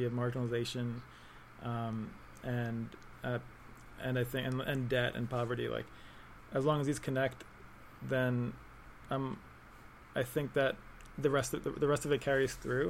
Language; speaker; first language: English; native; English